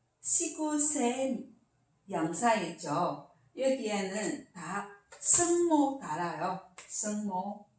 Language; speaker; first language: Korean; non-native, learner; Chinese